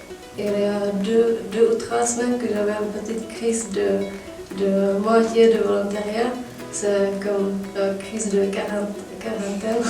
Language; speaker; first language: French; non-native, fluent; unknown